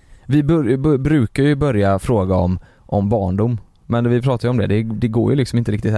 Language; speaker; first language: Swedish; native; Swedish